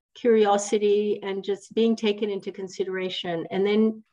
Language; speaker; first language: English; non-native, fluent; Italian